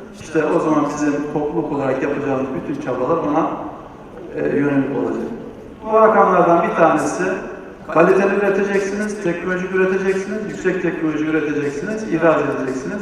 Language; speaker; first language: Turkish; native; Turkish